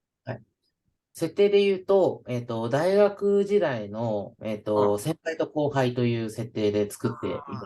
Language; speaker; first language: Japanese; native; Japanese